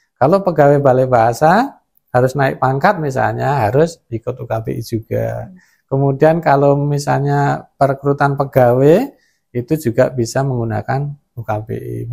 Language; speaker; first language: Indonesian; non-native, local second language; Javanese